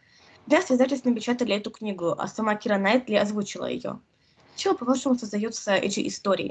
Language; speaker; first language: Russian; native; Russian